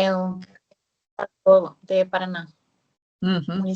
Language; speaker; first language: Portuguese; non-native, fluent; Spanish